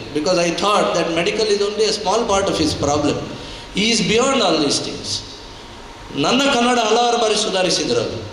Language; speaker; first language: Kannada; non-native, local second language; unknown